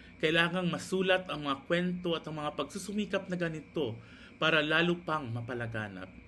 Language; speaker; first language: Filipino; non-native, local second language; Hiligaynon